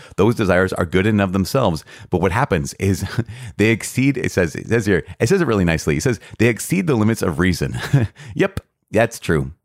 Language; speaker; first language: English; native; English